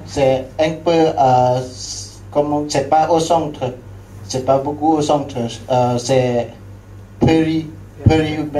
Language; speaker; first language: French; non-native, learner; Lao